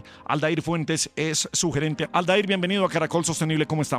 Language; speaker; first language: Spanish; native; Spanish